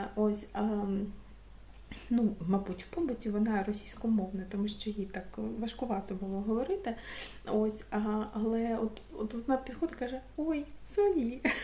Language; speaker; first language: Ukrainian; non-native, local second language; Russian